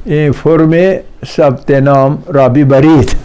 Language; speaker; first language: Persian; non-native, fluent; Urdu